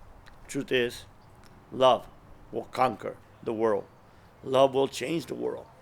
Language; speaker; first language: English; early bilingual, other home language; Spanish